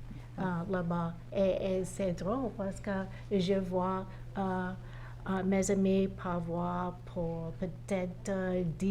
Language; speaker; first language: French; non-native, learner; English